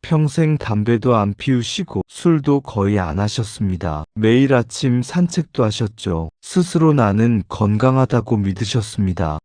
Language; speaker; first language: Korean; native; Korean